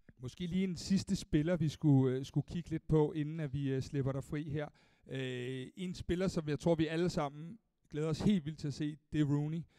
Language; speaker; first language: Danish; native; Danish